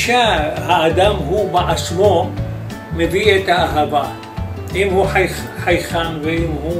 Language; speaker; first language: Hebrew; non-native, fluent; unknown